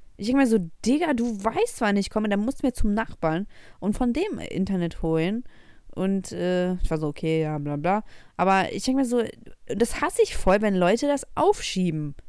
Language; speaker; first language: German; early bilingual, other home language; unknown